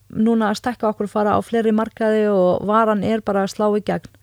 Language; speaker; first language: Icelandic; non-native, fluent; Arabic